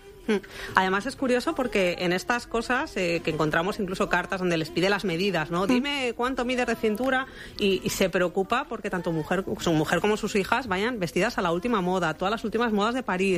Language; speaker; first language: Spanish; native; Spanish